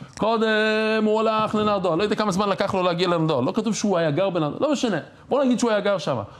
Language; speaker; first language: Hebrew; non-native, fluent; English